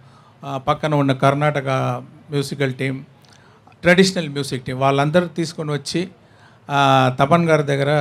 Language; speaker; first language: Telugu; non-native, learner; Tamil